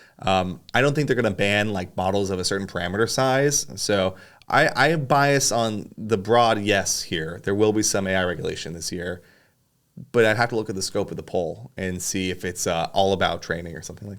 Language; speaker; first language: English; native; English